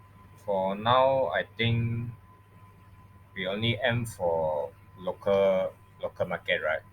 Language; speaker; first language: English; non-native, local second language; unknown